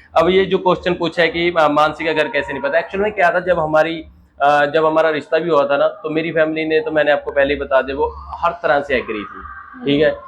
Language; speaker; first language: Hindi; native; Hindi